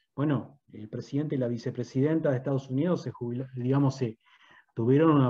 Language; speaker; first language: Spanish; native; Spanish